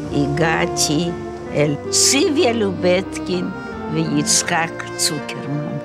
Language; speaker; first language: Hebrew; non-native, fluent; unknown